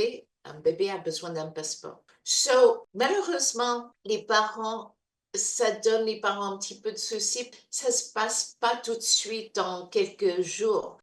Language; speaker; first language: French; non-native, learner; English